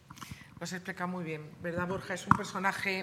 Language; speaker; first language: Spanish; native; Spanish